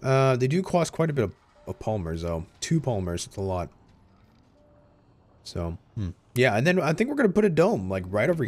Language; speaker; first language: English; native; English